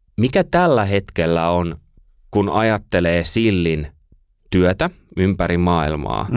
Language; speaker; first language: Finnish; native; Finnish